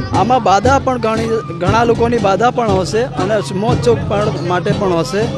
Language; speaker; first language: Gujarati; non-native, local second language; Bhili